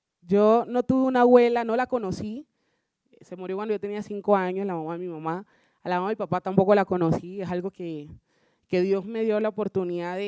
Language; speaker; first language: Spanish; native; Spanish